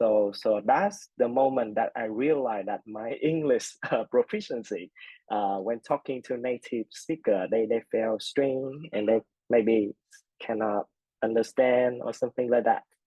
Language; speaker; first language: English; non-native, fluent; Vietnamese